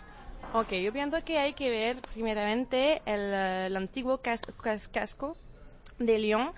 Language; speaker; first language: Spanish; non-native, fluent; French